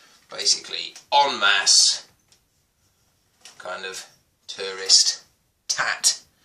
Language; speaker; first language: English; native; English